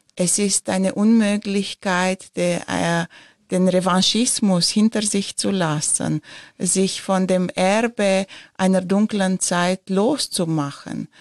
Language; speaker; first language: German; non-native, fluent; Romanian